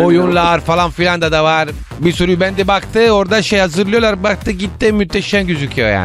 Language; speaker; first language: Turkish; non-native, learner; Italian